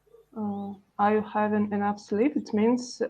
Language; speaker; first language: English; non-native, learner; Russian